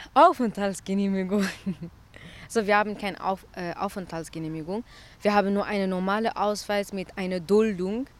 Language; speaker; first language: German; non-native, fluent; Arabic